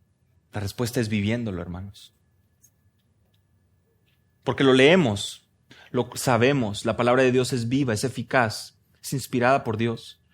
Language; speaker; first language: Spanish; native; Spanish